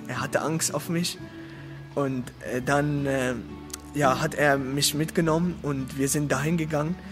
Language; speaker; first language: German; non-native, learner; Arabic